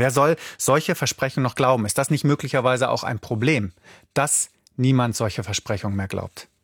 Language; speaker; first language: German; native; German